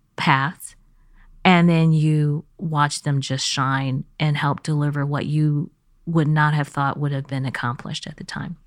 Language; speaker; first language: English; early bilingual, other home language; Chinese